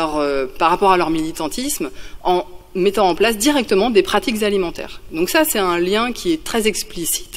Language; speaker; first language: French; native; French